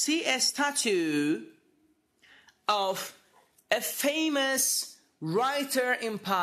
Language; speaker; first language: English; non-native, fluent; Turkish